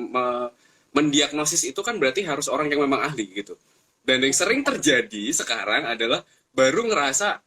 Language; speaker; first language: Indonesian; native; Indonesian